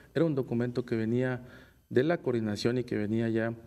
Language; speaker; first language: Spanish; native; Spanish